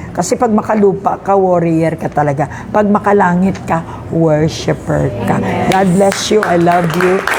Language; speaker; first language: Filipino; non-native, local second language; Hiligaynon